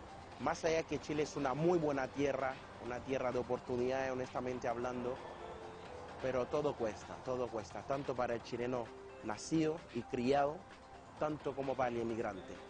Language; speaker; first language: Spanish; non-native, fluent; Haitian Creole